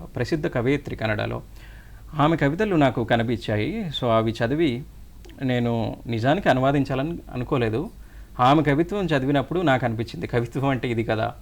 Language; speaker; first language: Telugu; native; Telugu